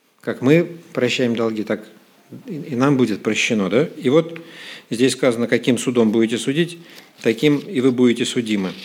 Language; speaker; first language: Russian; native; Russian